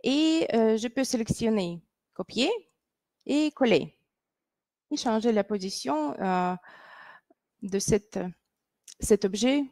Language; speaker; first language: French; non-native, fluent; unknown